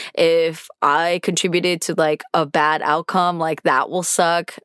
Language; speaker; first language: English; native; English